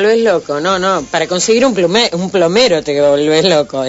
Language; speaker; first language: Spanish; native; Spanish